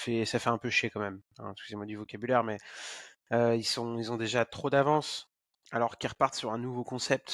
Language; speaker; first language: French; native; French